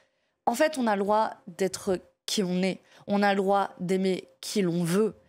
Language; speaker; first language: French; native; French